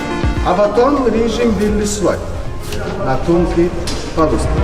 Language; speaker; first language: Russian; non-native, learner; Arabic